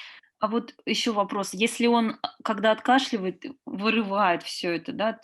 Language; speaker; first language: Russian; native; Russian